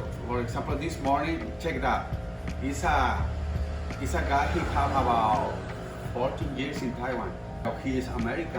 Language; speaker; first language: English; non-native, learner; Spanish